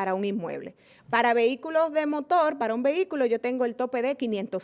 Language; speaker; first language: Spanish; native; Spanish